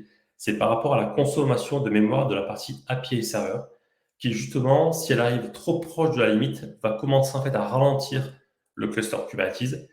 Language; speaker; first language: French; native; French